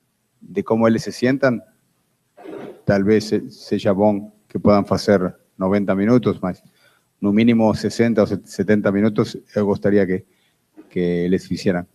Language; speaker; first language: Spanish; non-native, fluent; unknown